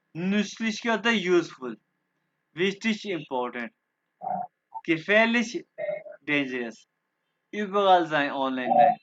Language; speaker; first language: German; non-native, fluent; Urdu